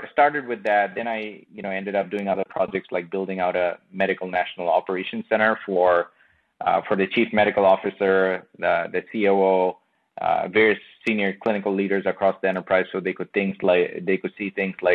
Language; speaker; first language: English; non-native, local second language; Bangla